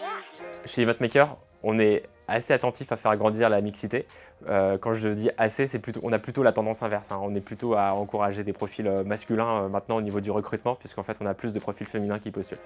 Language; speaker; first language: French; native; French